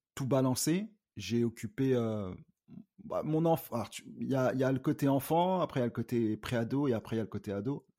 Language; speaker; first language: French; native; French